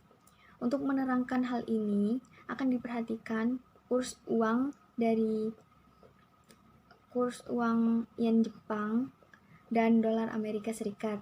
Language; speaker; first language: Indonesian; native; Indonesian